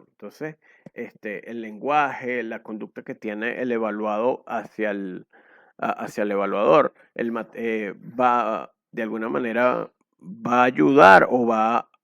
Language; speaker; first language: Spanish; native; Spanish